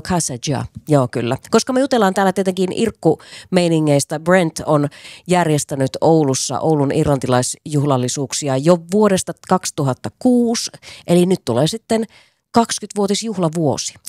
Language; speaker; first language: Finnish; native; Finnish